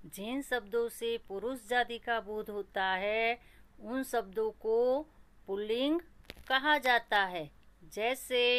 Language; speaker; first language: Hindi; non-native, local second language; Gujarati